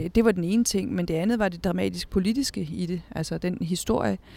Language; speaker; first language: Danish; early bilingual, other home language; Spanish